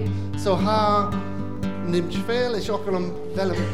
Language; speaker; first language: Hungarian; non-native, learner; English